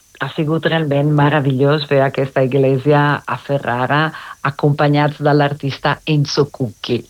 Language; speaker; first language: Catalan; non-native, fluent; Italian